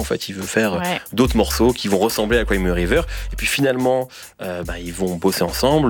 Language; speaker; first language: French; native; French